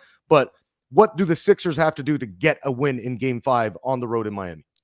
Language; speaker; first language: English; native; English